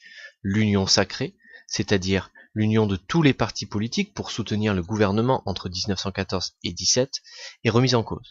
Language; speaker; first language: French; native; French